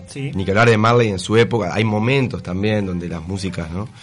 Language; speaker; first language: Spanish; native; Spanish